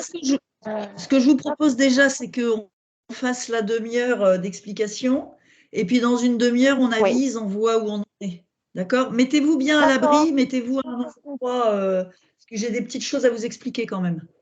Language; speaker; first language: French; native; French